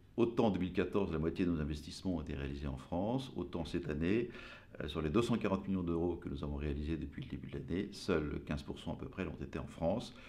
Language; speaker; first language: French; native; French